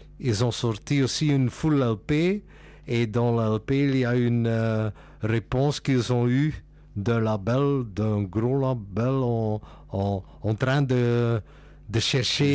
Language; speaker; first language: French; non-native, local second language; Dutch